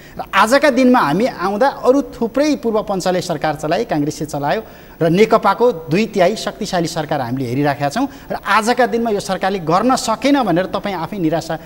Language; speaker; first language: Nepali; native; Nepali